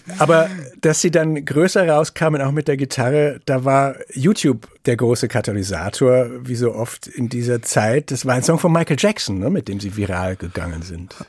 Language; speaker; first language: German; native; German